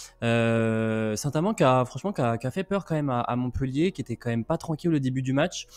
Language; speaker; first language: French; native; French